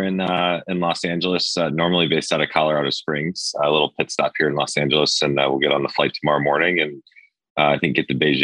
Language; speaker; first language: English; native; English